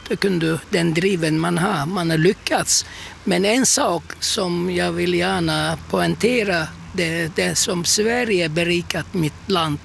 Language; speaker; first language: Swedish; non-native, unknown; Turkish